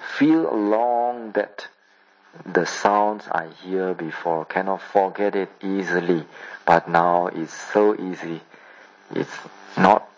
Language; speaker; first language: English; non-native, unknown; Burmese